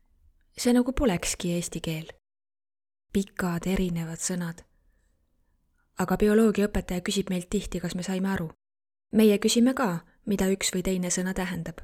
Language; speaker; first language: Estonian; non-native, learner; Arabic